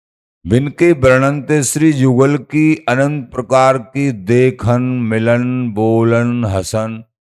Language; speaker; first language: Hindi; native; Hindi